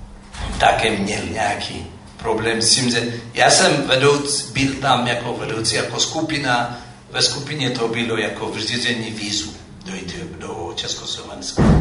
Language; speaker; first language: Czech; non-native, fluent; Amharic